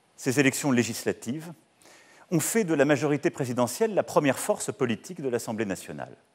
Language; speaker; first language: French; native; French